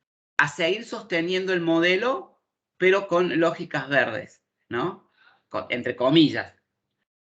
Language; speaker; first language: Spanish; native; Spanish